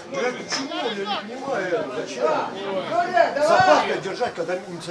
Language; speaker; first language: Russian; native; Russian